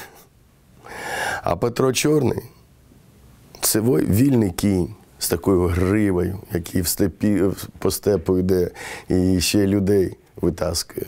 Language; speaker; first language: Ukrainian; non-native, local second language; Romany